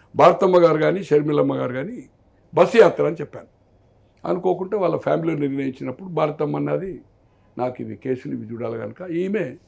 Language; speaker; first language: Telugu; native; Telugu